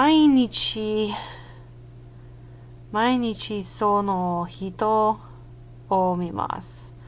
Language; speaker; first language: Japanese; non-native, learner; English